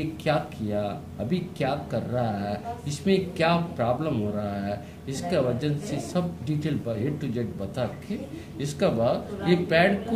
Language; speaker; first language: Hindi; non-native, local second language; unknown